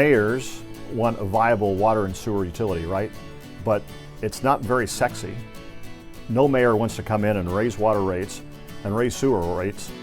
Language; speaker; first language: English; native; English